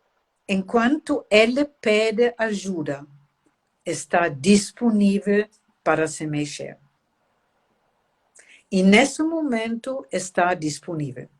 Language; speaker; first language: Portuguese; non-native, fluent; German